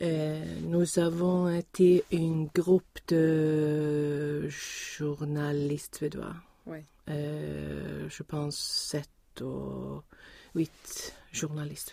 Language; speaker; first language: French; non-native, learner; Swedish